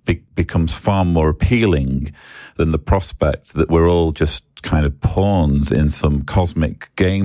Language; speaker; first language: English; native; English